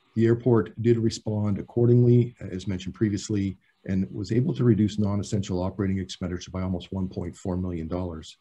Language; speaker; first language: English; native; English